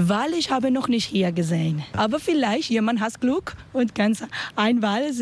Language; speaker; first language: German; non-native, learner; Spanish